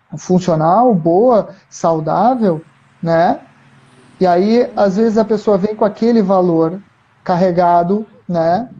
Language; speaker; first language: Portuguese; native; Portuguese